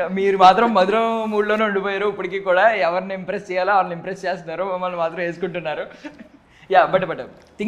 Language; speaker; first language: Telugu; native; Telugu